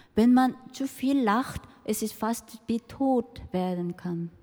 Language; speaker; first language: German; non-native, fluent; Korean